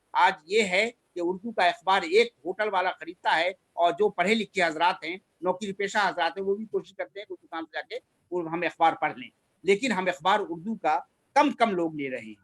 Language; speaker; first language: Urdu; native; Urdu